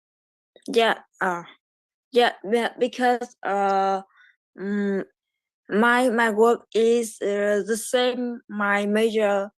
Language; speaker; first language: English; non-native, learner; Vietnamese